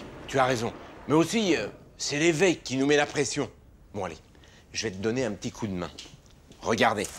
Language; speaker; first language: French; native; French